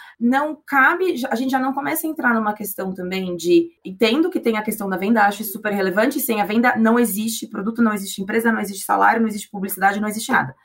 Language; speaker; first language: Portuguese; native; Portuguese